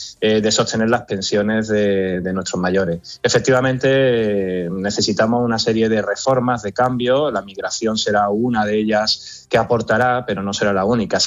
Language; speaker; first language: Spanish; native; Spanish